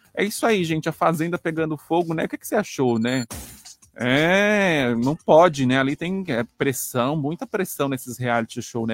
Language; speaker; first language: Portuguese; native; Portuguese